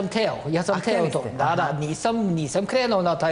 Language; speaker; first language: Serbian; non-native, learner; Norwegian